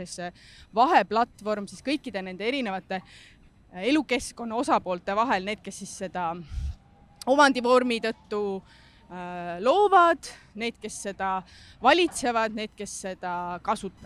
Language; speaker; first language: Estonian; native; Estonian